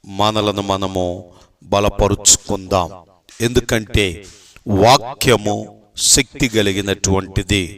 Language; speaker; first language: Telugu; native; Telugu